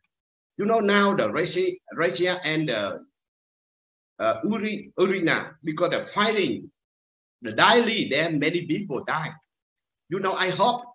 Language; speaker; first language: English; non-native, learner; Vietnamese